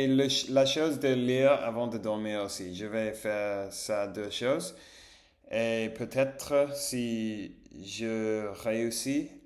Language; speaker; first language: French; non-native, fluent; Spanish